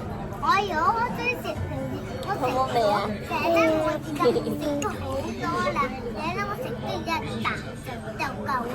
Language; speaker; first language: Chinese; early bilingual, heritage; Cantonese